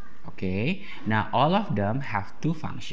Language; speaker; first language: English; non-native, fluent; Indonesian